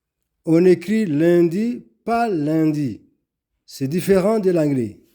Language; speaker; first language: French; non-native, local second language; Kinyarwanda